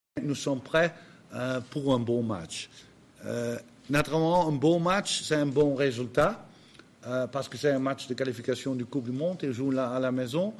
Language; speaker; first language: French; non-native, fluent; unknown